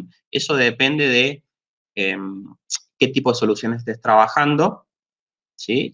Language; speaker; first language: Spanish; native; Spanish